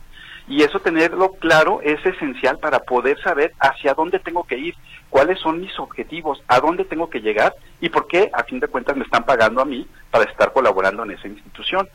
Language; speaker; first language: Spanish; native; Spanish